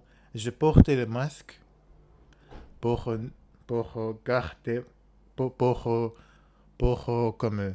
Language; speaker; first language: French; non-native, learner; Japanese